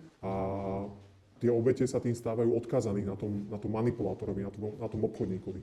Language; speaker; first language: Slovak; native; Slovak